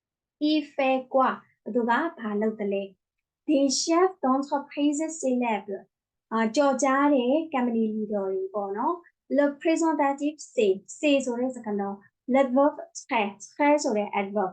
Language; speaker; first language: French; non-native, fluent; Burmese